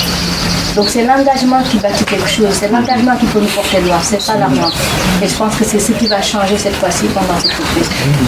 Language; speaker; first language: French; non-native, local second language; Wolof